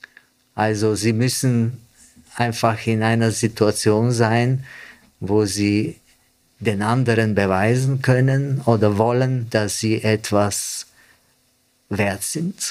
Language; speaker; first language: German; non-native, fluent; Bulgarian